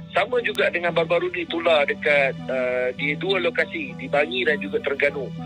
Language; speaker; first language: Malay; native; Malay